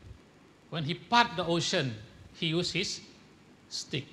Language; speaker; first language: English; non-native, local second language; Malay